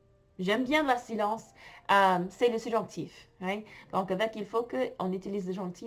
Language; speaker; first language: French; non-native, fluent; English